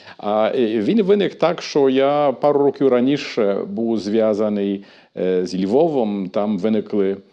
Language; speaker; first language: Ukrainian; early bilingual, heritage; Ukrainian